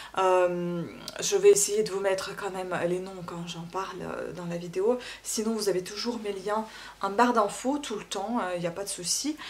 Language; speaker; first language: French; non-native, fluent; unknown